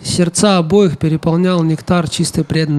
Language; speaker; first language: Russian; native; Russian